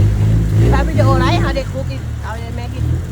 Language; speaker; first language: English; non-native, learner; Thai